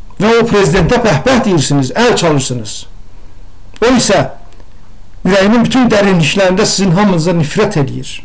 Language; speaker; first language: Azerbaijani; non-native, local second language; Talysh